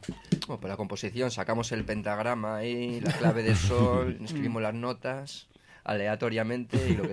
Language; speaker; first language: Spanish; native; Spanish